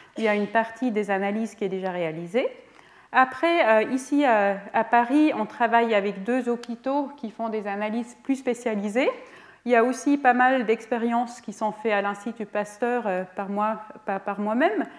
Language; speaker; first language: French; non-native, fluent; Swiss German